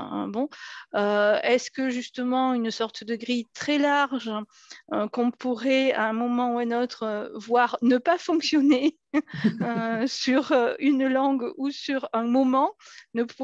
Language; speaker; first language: French; native; French